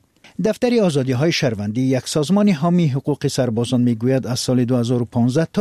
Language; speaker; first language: Persian; native; Persian